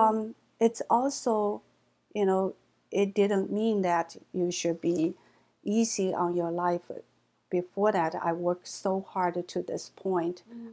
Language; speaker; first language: English; non-native, fluent; Chinese